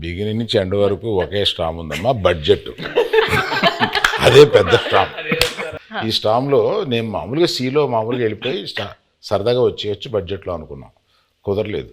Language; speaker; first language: Telugu; native; Telugu